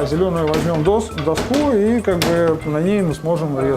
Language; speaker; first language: Russian; native; Russian